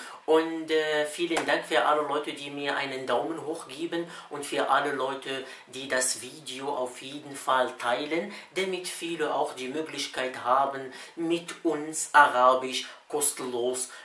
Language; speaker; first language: German; non-native, fluent; Arabic